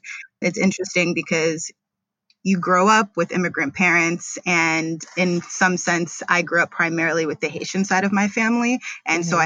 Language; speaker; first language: English; native; English